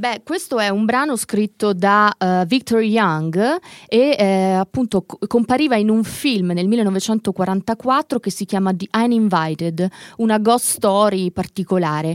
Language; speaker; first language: Italian; native; Italian